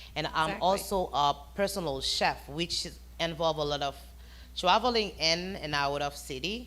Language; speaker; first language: English; non-native, fluent; Haitian Creole